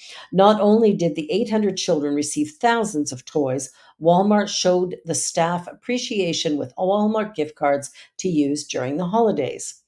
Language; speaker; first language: English; native; English